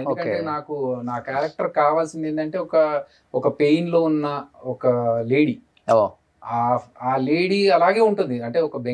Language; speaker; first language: Telugu; native; Telugu